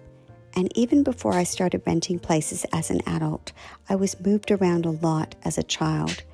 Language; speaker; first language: English; native; English